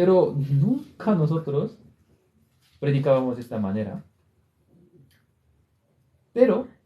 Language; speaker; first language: Spanish; non-native, learner; Korean